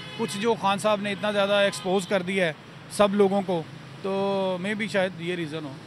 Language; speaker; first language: Urdu; native; Urdu